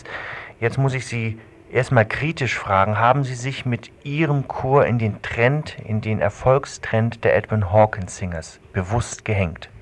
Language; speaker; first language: German; native; German